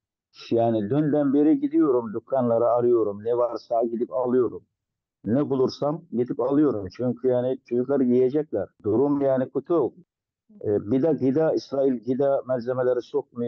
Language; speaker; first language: Turkish; non-native, local second language; Arabic